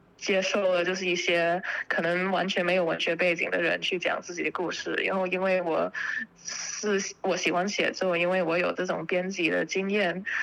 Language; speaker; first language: Chinese; early bilingual, heritage; Chinese